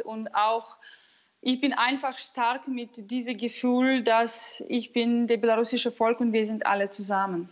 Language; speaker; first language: German; non-native, fluent; Russian